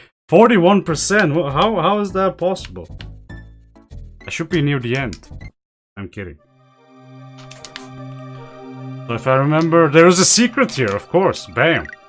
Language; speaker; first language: English; non-native, fluent; Swiss German